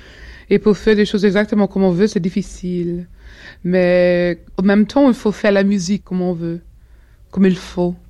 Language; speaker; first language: French; non-native, fluent; English